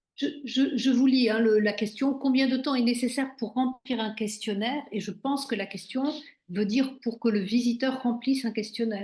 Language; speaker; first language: French; native; French